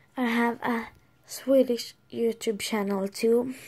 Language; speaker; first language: English; non-native, learner; Swedish